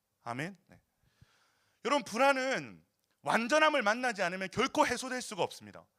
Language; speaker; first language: Korean; native; Korean